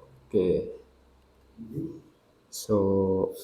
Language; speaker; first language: English; non-native, learner; Indonesian